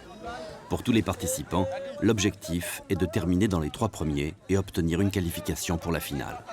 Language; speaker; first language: French; native; French